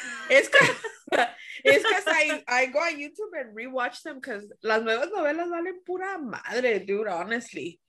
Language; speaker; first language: English; early bilingual, other home language; Spanish